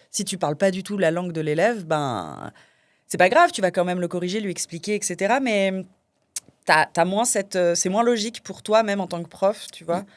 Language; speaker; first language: French; native; French